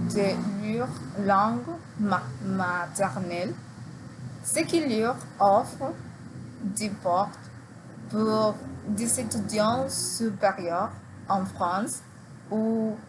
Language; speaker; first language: French; non-native, learner; Spanish